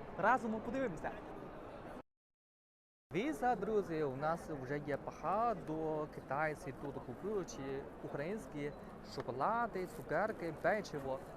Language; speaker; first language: Ukrainian; non-native, learner; Chinese